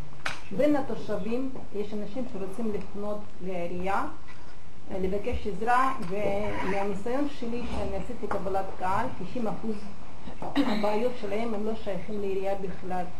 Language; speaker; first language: Hebrew; non-native, fluent; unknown